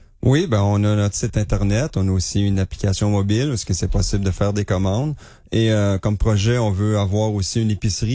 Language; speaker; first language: French; native; French